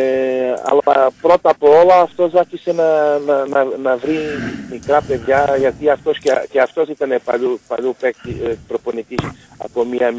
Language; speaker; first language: Greek; non-native, learner; Portuguese